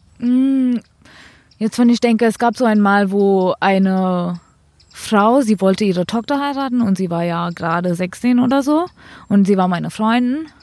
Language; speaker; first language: German; non-native, fluent; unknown